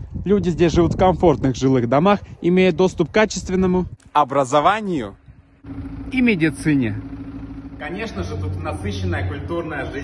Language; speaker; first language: Russian; native; Russian